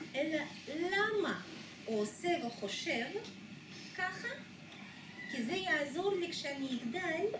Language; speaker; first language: Hebrew; non-native, fluent; Russian